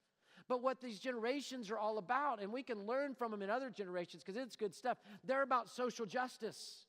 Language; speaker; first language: English; native; English